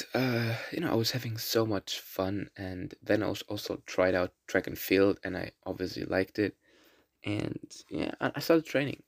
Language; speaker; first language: English; non-native, fluent; German